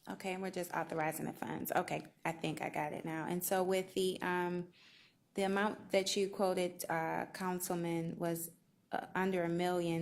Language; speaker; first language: English; native; English